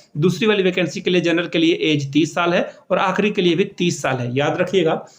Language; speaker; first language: Hindi; native; Hindi